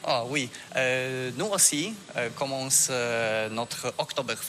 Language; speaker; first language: French; non-native, learner; Polish